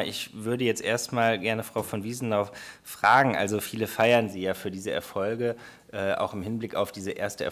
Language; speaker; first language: German; native; German